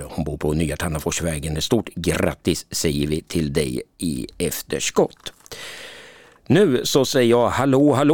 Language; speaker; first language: Swedish; native; Swedish